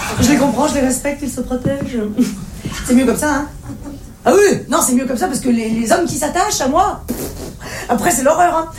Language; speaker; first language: French; native; French